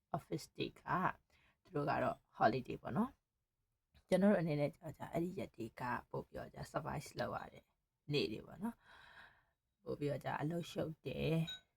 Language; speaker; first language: Burmese; native; Burmese